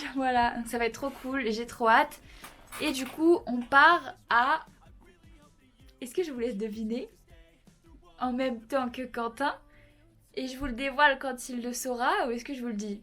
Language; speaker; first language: French; native; French